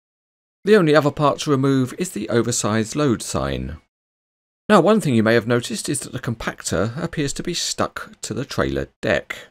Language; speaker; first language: English; native; English